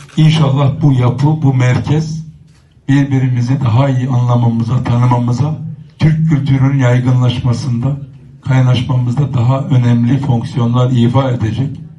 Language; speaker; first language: Turkish; native; Turkish